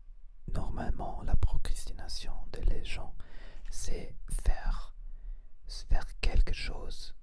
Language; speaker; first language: French; non-native, learner; Spanish